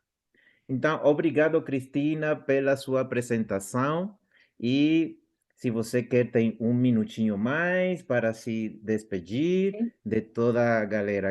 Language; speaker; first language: Portuguese; non-native, fluent; Spanish